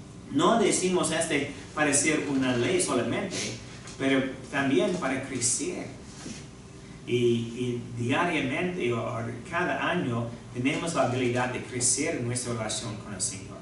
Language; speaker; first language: Spanish; non-native, fluent; English